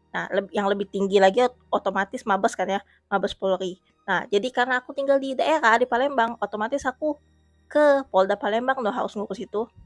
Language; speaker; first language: Indonesian; native; Indonesian